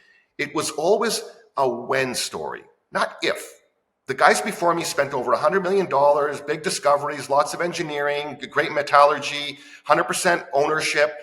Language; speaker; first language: English; native; English